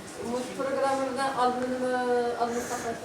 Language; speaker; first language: Turkish; native; Turkish